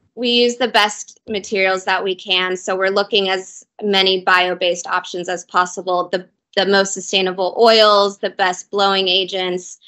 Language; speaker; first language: English; native; English